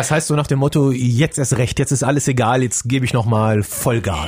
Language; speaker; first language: German; native; German